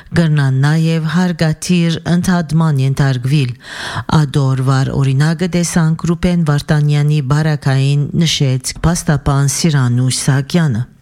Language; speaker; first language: Armenian; early bilingual, heritage; Armenian